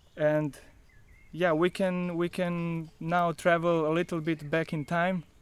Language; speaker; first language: English; non-native, fluent; Croatian